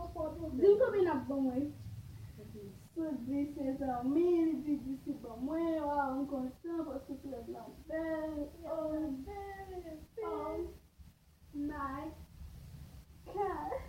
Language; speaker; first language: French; non-native, learner; Haitian Creole